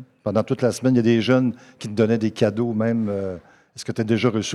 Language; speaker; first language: French; native; French